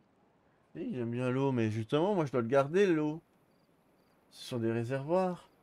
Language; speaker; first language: French; native; French